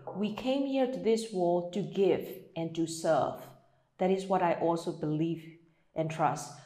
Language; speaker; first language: English; non-native, fluent; Burmese